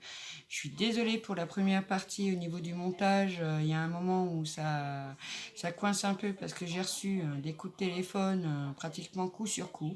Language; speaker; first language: French; native; French